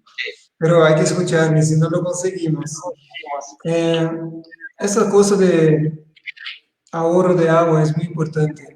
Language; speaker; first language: Spanish; non-native, fluent; Portuguese